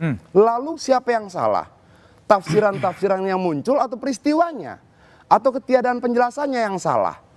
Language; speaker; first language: Indonesian; native; Indonesian